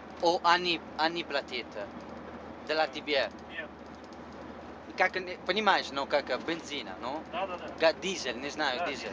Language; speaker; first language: Russian; non-native, learner; Italian